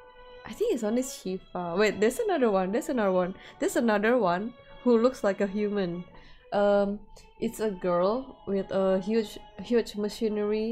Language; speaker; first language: English; non-native, fluent; Indonesian